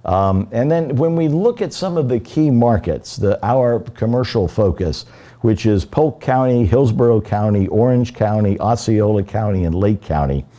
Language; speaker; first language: English; native; English